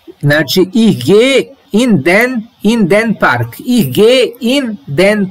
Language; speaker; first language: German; non-native, learner; Serbian